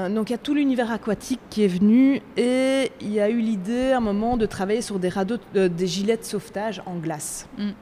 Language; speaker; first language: French; native; French